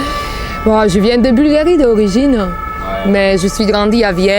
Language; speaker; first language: French; non-native, fluent; Bulgarian